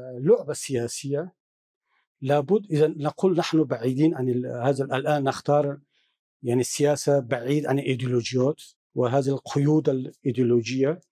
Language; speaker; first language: Arabic; non-native, fluent; Tajik